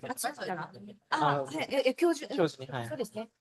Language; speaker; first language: Japanese; native; Japanese